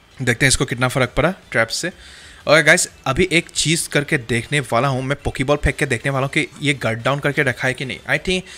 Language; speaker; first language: Hindi; native; Hindi